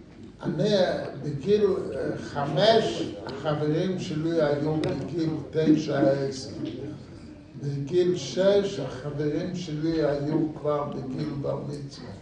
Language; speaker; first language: Hebrew; non-native, fluent; Yiddish